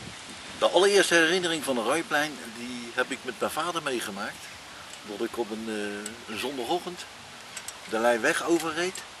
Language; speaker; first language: Dutch; native; Dutch